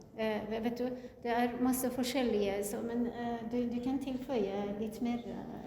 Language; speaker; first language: Norwegian; non-native, learner; Kurdish